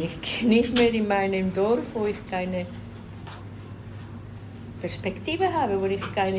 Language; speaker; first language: German; non-native, fluent; Spanish